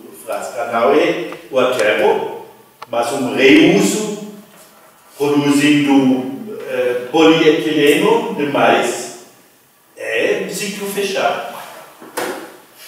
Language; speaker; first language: Portuguese; non-native, fluent; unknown